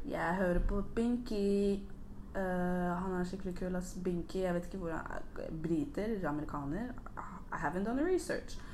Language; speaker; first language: Norwegian; early bilingual, other home language; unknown